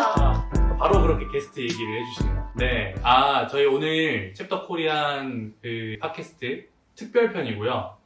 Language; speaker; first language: Korean; native; Korean